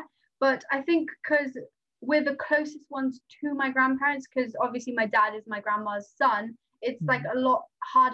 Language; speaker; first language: English; non-native, local second language; Nepali